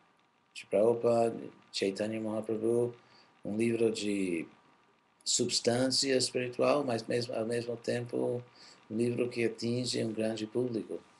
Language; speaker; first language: Portuguese; non-native, fluent; English